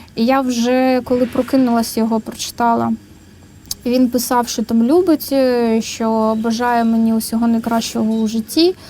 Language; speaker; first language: Ukrainian; native; Ukrainian